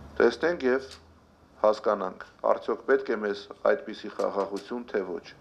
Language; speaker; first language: Armenian; native; Armenian